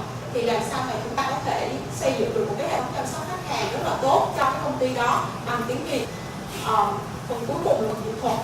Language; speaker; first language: Vietnamese; native; Vietnamese